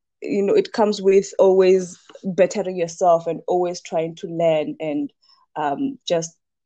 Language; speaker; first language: English; non-native, local second language; Venda